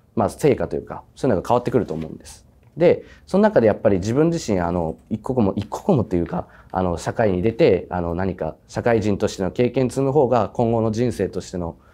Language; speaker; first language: Japanese; native; Japanese